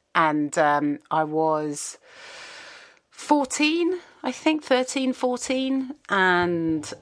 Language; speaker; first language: English; native; English